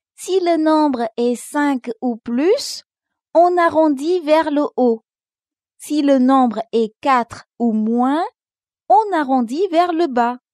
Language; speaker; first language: French; non-native, local second language; Wolof